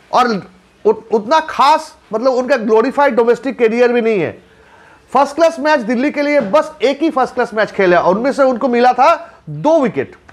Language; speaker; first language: Hindi; non-native, local second language; Bangla